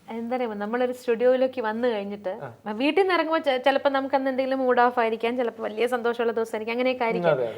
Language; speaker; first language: Malayalam; native; Malayalam